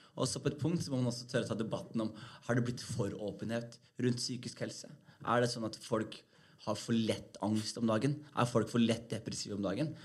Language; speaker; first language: Norwegian; early bilingual, other home language; Somali